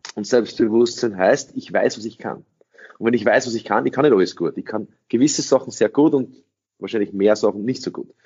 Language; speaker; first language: German; early bilingual, other home language; English